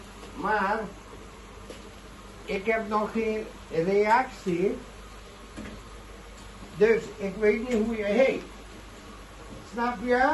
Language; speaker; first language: Dutch; non-native, local second language; Caribbean Hindustani